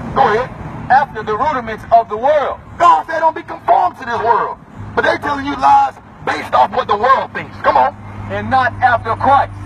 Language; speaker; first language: English; native; English